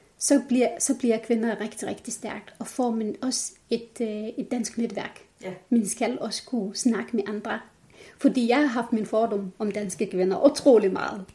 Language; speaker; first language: Danish; non-native, fluent; Arabic